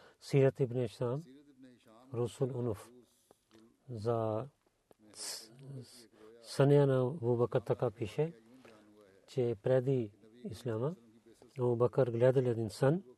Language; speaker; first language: Bulgarian; non-native, learner; Urdu